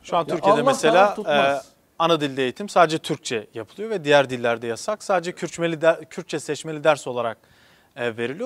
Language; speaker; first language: Turkish; non-native, local second language; Kurdish